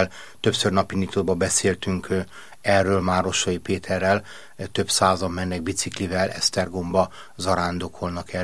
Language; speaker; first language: Hungarian; native; Hungarian